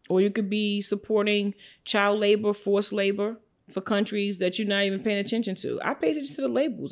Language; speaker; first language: English; native; English